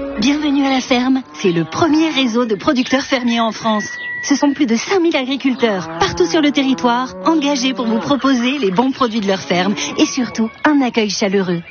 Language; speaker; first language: French; native; French